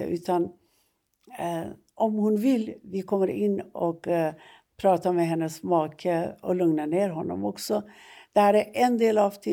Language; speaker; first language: Swedish; non-native, fluent; Persian